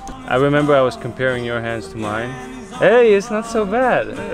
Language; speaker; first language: English; early bilingual, other home language; Polish